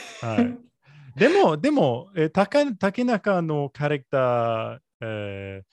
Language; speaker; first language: Japanese; non-native, learner; English